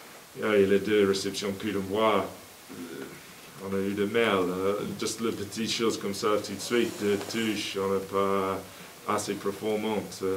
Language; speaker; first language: French; non-native, learner; English